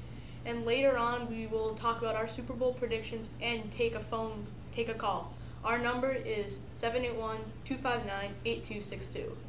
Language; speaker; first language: English; native; English